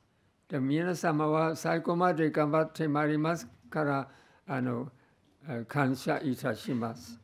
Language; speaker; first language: Japanese; non-native, fluent; English